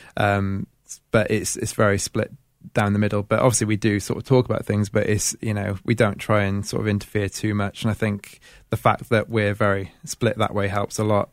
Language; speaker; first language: English; native; English